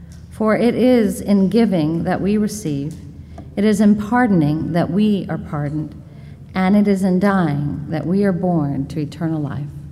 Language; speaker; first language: English; native; English